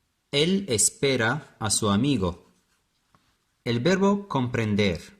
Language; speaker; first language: Spanish; non-native, fluent; Arabic